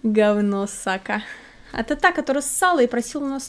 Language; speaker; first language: Russian; native; Russian